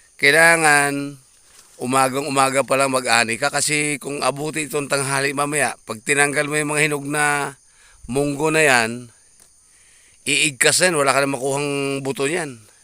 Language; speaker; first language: Filipino; non-native, local second language; Cebuano